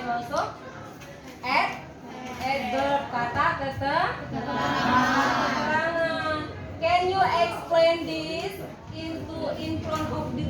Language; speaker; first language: English; non-native, learner; Indonesian